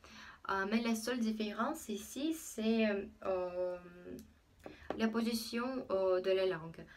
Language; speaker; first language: French; non-native, fluent; Russian